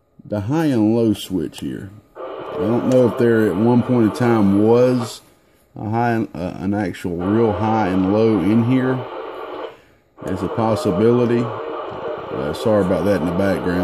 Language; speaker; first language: English; native; English